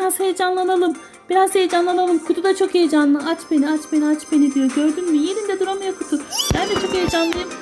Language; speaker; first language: Turkish; native; Turkish